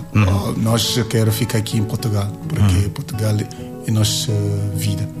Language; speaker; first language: Portuguese; non-native, learner; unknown